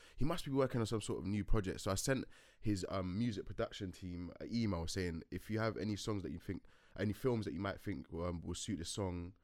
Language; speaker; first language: English; native; English